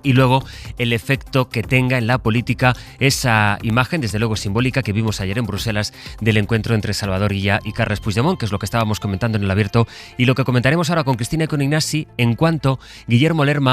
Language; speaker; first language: Spanish; native; Spanish